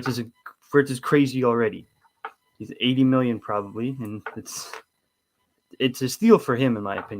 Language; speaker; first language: English; native; English